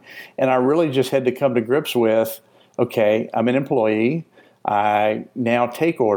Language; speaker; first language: English; native; English